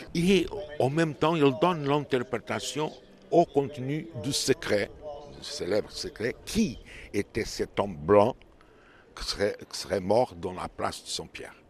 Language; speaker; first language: French; non-native, fluent; Portuguese